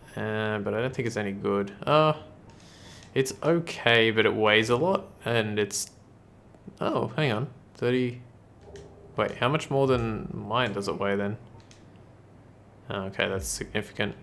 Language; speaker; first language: English; native; English